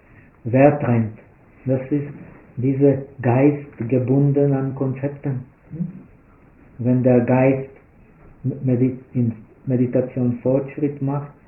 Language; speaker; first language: German; non-native, fluent; Czech